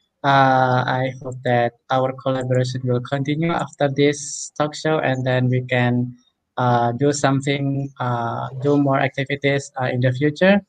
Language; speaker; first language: English; non-native, fluent; Indonesian